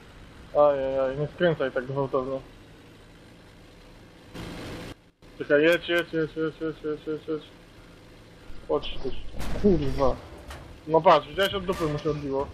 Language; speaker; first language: Polish; native; Polish